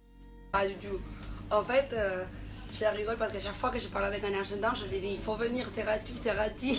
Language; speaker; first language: French; non-native, fluent; Spanish